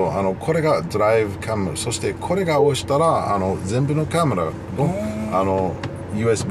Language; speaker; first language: Japanese; non-native, learner; English